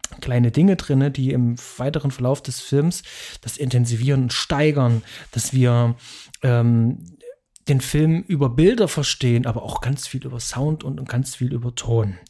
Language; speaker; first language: German; native; German